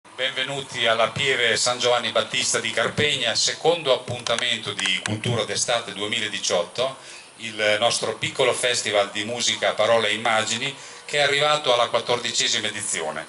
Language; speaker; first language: Italian; native; Italian